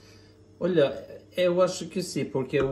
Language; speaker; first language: Portuguese; non-native, fluent; Norwegian